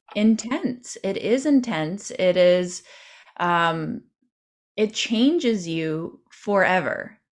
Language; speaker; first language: English; native; English